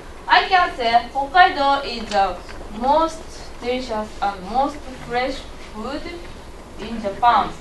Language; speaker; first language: English; non-native, learner; Japanese